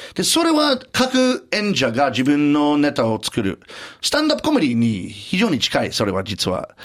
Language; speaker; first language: Japanese; non-native, fluent; English